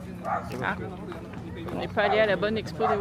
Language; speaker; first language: French; native; French